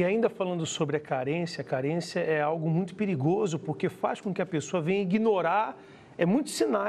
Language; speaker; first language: Portuguese; native; Portuguese